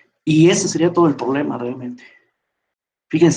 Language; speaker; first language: Spanish; native; Spanish